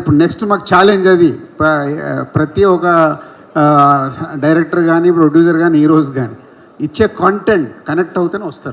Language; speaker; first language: Telugu; native; Telugu